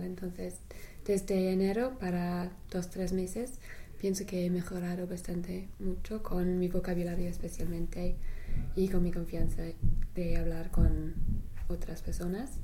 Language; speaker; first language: Spanish; non-native, fluent; English